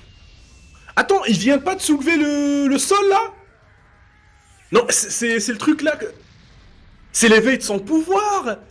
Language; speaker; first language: French; native; French